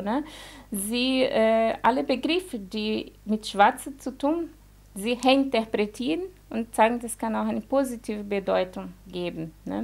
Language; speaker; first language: German; non-native, fluent; Portuguese